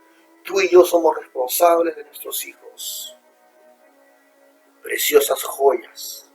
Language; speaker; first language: Spanish; native; Spanish